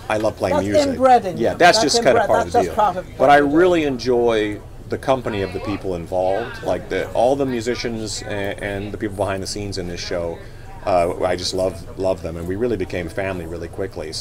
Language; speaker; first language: English; native; English